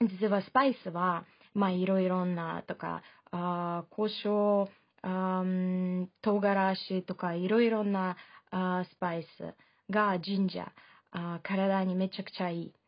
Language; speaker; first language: Japanese; non-native, fluent; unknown